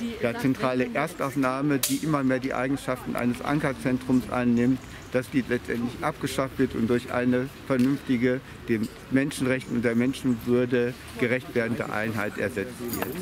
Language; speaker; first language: German; native; German